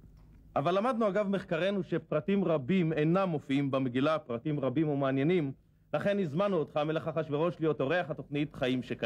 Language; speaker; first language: Hebrew; native; Hebrew